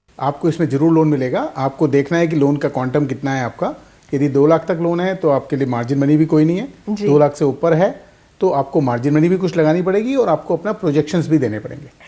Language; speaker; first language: Hindi; native; Hindi